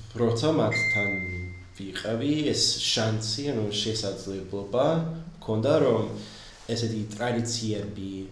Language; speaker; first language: Georgian; non-native, learner; English